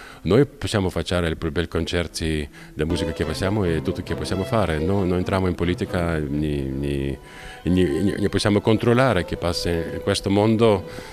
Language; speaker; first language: Italian; non-native, learner; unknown